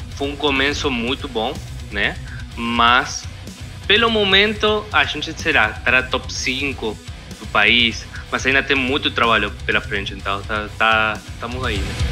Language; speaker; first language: Portuguese; non-native, fluent; Spanish